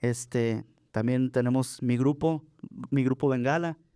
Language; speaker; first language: Spanish; early bilingual, heritage; Spanish